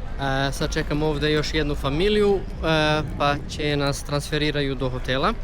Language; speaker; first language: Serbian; early bilingual, heritage; Serbian